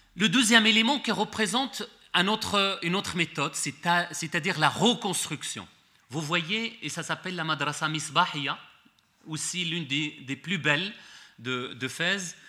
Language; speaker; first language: French; non-native, local second language; Arabic